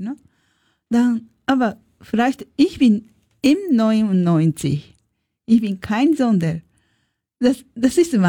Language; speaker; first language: German; non-native, learner; Japanese